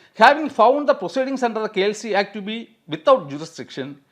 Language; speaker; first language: English; non-native, local second language; Malayalam